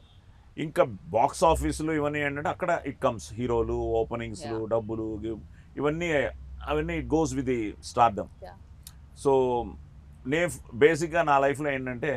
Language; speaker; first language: Telugu; native; Telugu